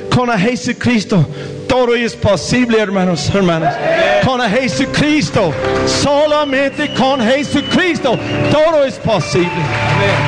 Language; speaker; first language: Spanish; non-native, learner; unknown